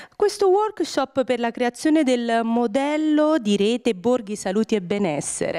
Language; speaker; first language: Italian; native; Italian